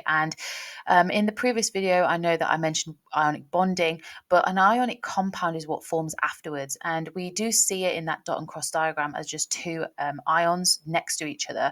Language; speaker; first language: English; native; English